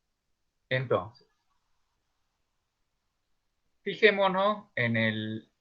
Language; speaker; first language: Spanish; native; Spanish